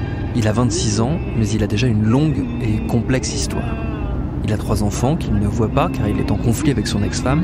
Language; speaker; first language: French; native; French